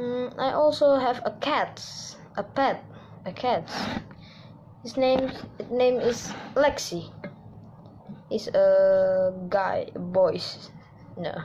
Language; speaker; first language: English; non-native, learner; Indonesian